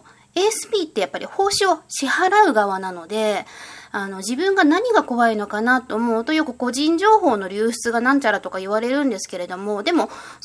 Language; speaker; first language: Japanese; native; Japanese